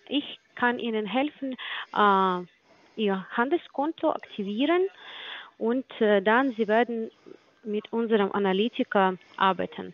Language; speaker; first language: German; non-native, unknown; Polish